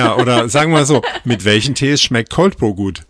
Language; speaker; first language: German; native; German